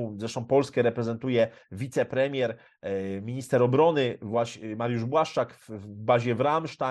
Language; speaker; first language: Polish; native; Polish